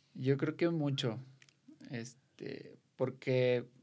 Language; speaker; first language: Spanish; native; Spanish